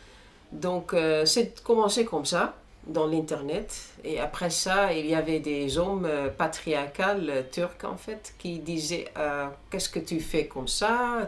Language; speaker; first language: French; non-native, fluent; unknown